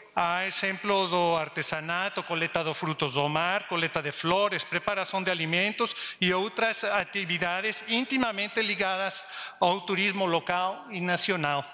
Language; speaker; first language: Portuguese; non-native, learner; Spanish